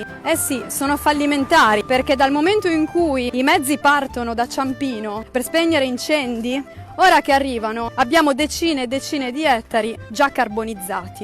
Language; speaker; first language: Italian; native; Italian